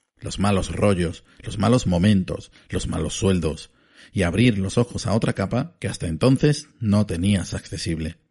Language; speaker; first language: Spanish; native; Spanish